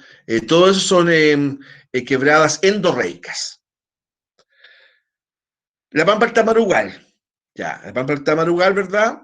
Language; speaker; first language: Spanish; native; Spanish